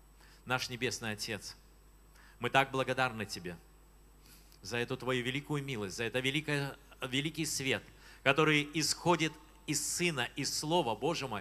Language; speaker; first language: Russian; native; Russian